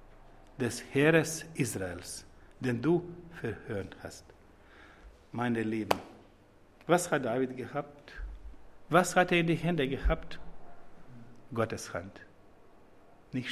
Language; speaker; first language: German; non-native, fluent; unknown